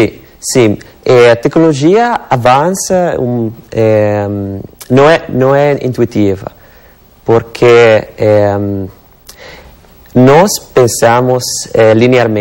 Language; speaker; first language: Portuguese; non-native, learner; Italian